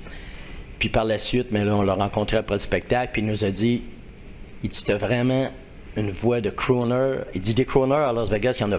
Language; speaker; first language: French; native; French